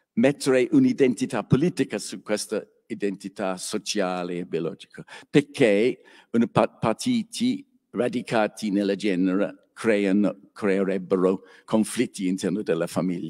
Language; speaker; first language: Italian; non-native, learner; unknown